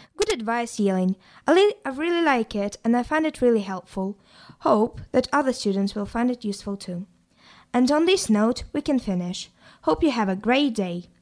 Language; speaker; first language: English; non-native, fluent; Chinese